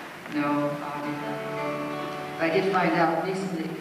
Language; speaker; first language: English; native; English